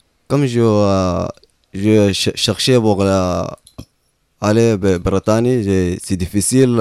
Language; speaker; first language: French; non-native, learner; Arabic